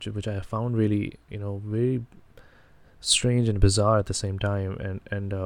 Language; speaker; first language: English; non-native, local second language; Hindi